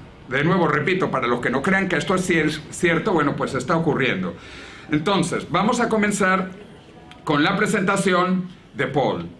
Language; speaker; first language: Spanish; native; Spanish